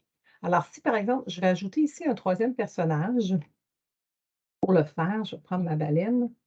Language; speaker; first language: French; native; French